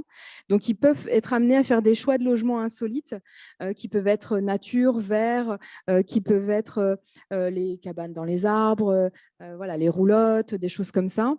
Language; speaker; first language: French; native; French